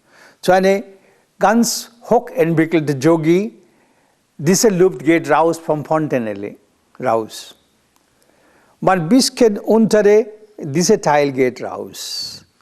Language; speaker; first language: German; non-native, learner; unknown